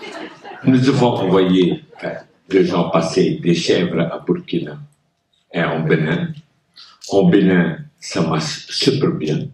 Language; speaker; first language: French; non-native, local second language; Dutch